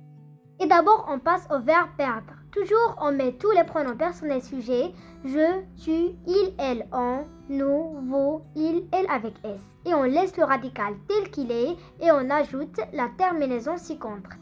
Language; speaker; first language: French; non-native, fluent; Arabic